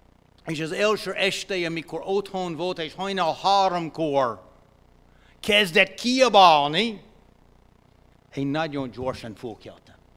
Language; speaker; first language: Hungarian; non-native, fluent; English